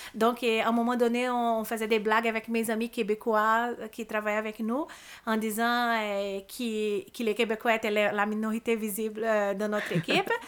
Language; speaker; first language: French; non-native, fluent; Portuguese